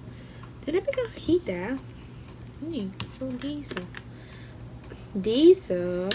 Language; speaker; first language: Dutch; non-native, local second language; Papiamento